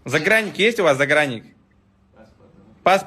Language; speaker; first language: Russian; native; Russian